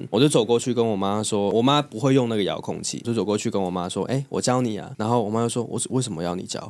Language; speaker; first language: Chinese; non-native, local second language; Cantonese